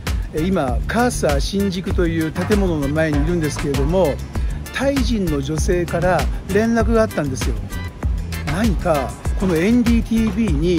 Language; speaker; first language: Japanese; native; Japanese